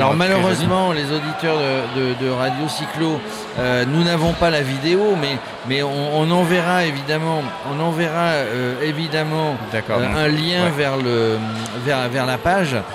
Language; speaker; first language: French; native; French